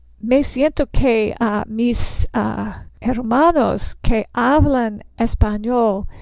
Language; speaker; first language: Spanish; non-native, learner; English